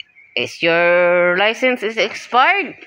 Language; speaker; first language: English; non-native, learner; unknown